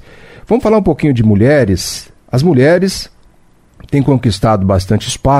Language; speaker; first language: Portuguese; native; Portuguese